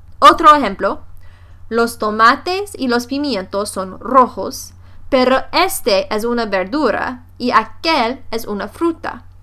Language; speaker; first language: Spanish; non-native, fluent; English